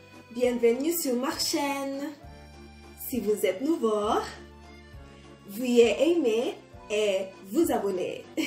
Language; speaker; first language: French; non-native, learner; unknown